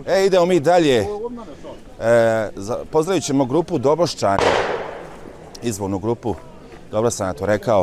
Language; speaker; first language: Croatian; native; Croatian